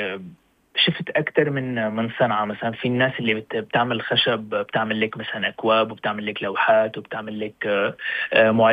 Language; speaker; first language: Arabic; native; Arabic